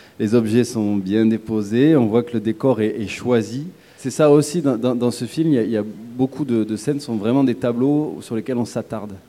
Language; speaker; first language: French; native; French